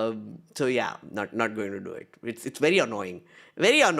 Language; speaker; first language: English; non-native, local second language; Hindi